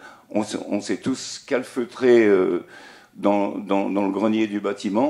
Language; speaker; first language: French; native; French